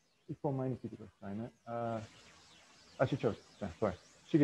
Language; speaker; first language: Japanese; non-native, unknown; English